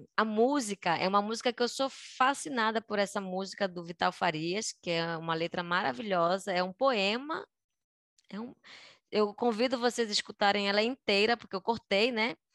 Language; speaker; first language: Portuguese; native; Portuguese